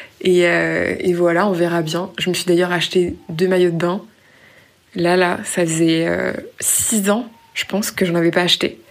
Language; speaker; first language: French; native; French